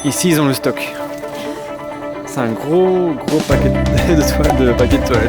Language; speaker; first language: French; native; French